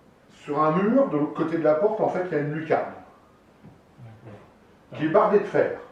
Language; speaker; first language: French; native; French